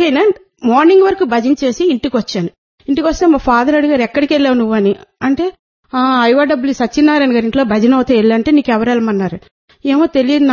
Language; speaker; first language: Telugu; native; Telugu